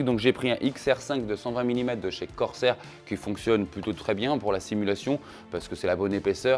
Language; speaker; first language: French; native; French